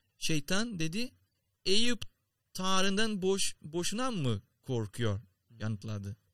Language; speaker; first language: Turkish; non-native, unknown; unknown